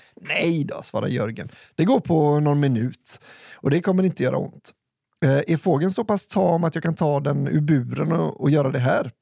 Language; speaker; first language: Swedish; native; Swedish